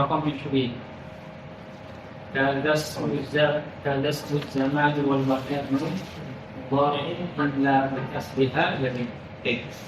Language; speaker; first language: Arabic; non-native, fluent; Malay